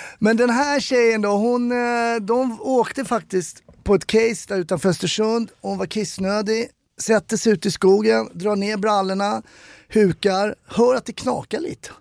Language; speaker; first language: Swedish; native; Swedish